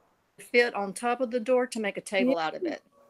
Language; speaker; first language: English; native; English